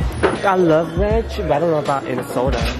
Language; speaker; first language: English; native; English